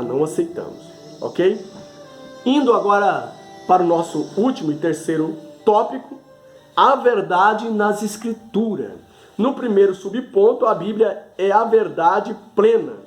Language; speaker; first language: Portuguese; native; Portuguese